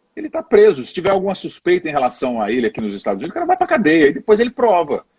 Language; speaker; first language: Portuguese; native; Portuguese